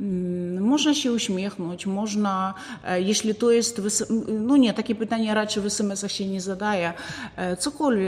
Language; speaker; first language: Polish; non-native, fluent; Ukrainian